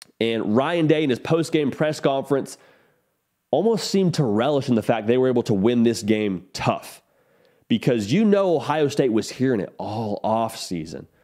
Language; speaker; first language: English; native; English